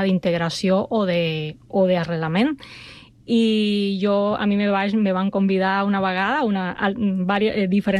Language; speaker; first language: Catalan; non-native, fluent; Spanish